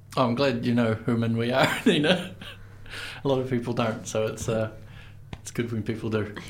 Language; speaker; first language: English; native; English